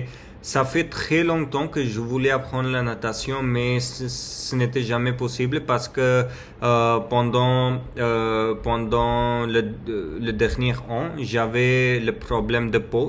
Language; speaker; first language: French; non-native, learner; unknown